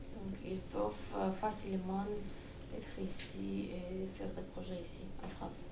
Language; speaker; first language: French; non-native, fluent; Armenian